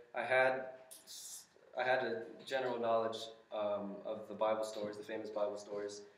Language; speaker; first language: English; native; English